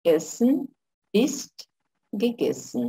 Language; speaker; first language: German; non-native, fluent; Russian